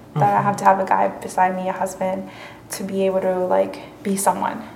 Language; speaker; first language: English; early bilingual, other home language; Spanish